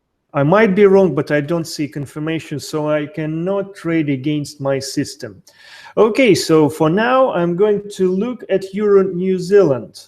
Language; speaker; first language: English; non-native, fluent; Russian